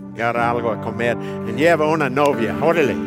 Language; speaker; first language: Spanish; early bilingual, heritage; Spanish